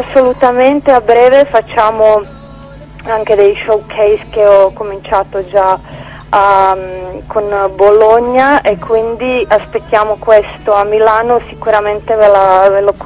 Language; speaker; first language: Italian; non-native, fluent; Croatian